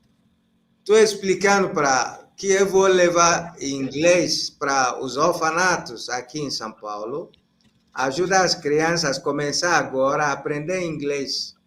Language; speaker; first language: Portuguese; non-native, fluent; Igbo